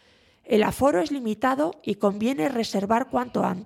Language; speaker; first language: Spanish; native; Spanish